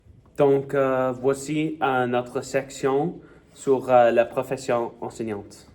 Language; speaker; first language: French; non-native, learner; English